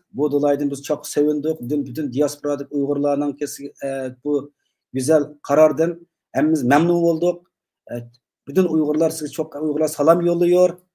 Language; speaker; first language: Turkish; non-native, learner; Uyghur